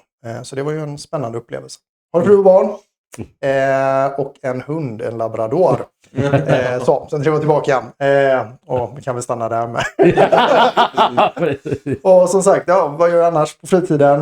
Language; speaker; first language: Swedish; native; Swedish